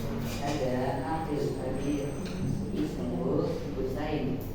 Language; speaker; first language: Arabic; non-native, learner; Indonesian